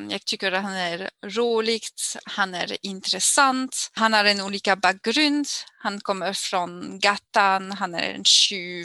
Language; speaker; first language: Swedish; non-native, fluent; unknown